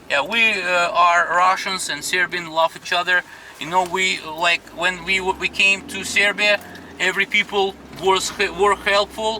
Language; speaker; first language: English; non-native, fluent; Russian